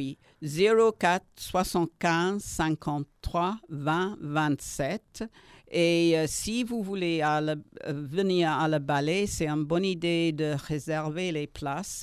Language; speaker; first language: French; non-native, learner; English